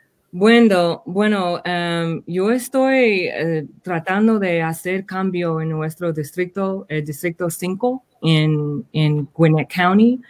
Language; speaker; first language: Spanish; early bilingual, heritage; Spanish